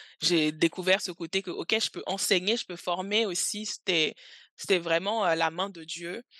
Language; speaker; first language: French; early bilingual, other home language; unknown